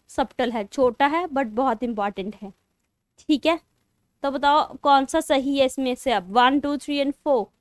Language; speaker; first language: Hindi; non-native, local second language; Punjabi